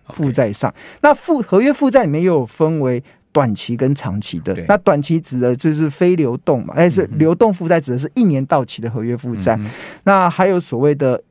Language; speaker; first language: Chinese; native; Chinese